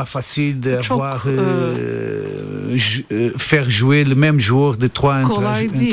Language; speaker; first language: French; non-native, fluent; Portuguese